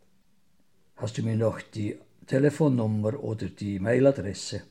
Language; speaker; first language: German; native; German